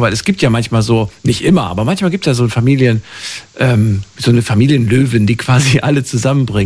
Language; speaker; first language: German; native; German